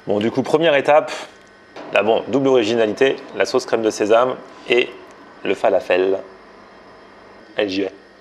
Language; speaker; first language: French; native; French